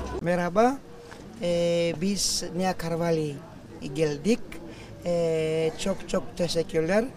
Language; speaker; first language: Turkish; non-native, learner; Greek